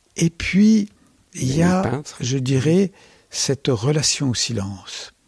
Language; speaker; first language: French; native; French